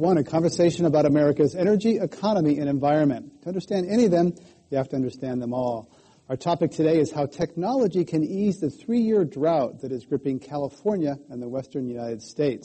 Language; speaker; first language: English; native; English